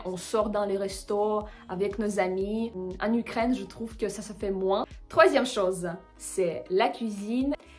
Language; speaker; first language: French; non-native, fluent; Russian